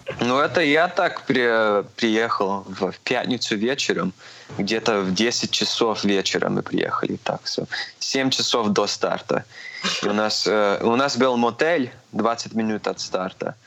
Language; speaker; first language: Russian; early bilingual, heritage; Russian